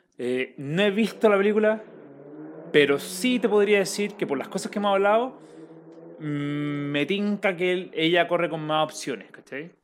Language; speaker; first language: Spanish; native; Spanish